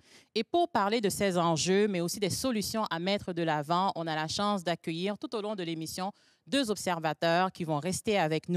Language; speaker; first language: French; native; French